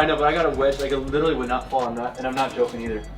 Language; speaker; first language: English; native; English